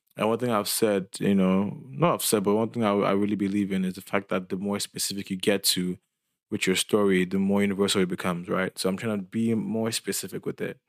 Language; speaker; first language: English; non-native, local second language; Yoruba